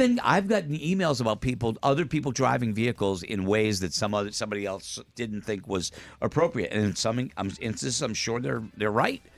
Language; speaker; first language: English; native; English